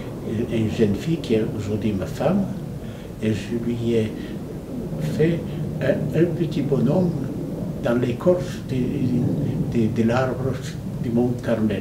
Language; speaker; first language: French; non-native, fluent; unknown